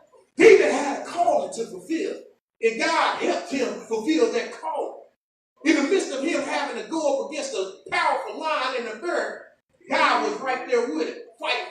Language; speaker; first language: English; native; English